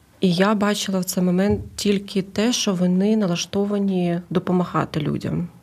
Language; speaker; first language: Ukrainian; native; Ukrainian